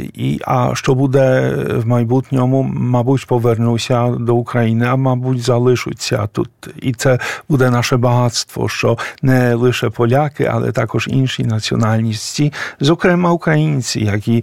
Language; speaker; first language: Ukrainian; non-native, fluent; Polish